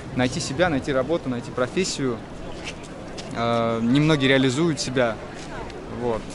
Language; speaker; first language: Russian; native; Russian